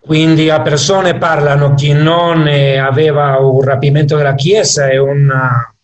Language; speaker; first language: Italian; non-native, learner; Spanish